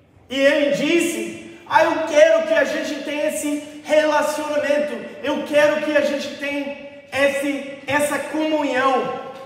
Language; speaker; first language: Portuguese; non-native, fluent; English